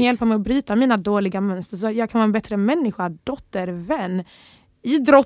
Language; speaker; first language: Swedish; early bilingual, other home language; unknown